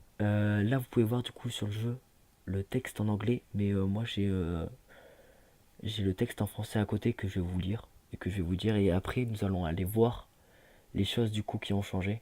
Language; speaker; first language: French; native; French